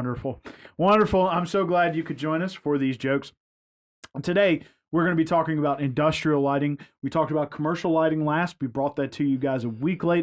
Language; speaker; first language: English; native; English